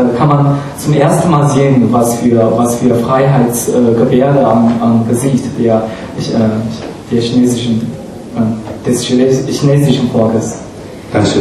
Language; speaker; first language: German; non-native, fluent; Chinese